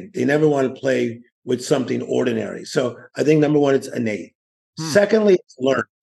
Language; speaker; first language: English; native; English